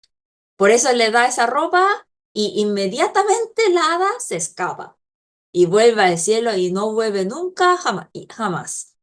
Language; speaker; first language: Spanish; non-native, fluent; Korean